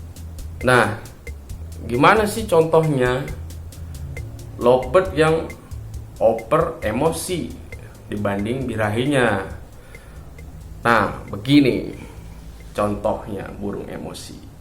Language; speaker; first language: Indonesian; native; Indonesian